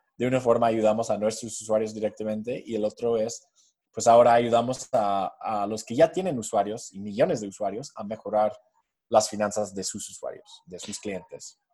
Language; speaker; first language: Spanish; non-native, fluent; English